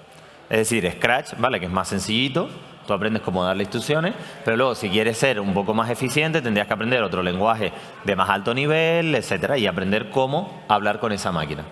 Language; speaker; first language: Spanish; native; Spanish